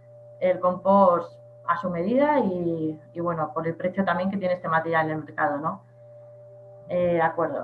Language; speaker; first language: Spanish; native; Spanish